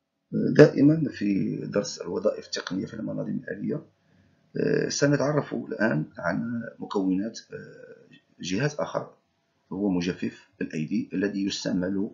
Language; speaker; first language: Arabic; native; Arabic